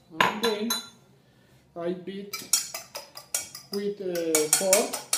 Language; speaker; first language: English; non-native, learner; Spanish